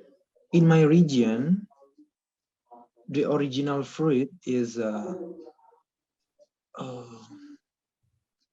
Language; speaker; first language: English; non-native, learner; Indonesian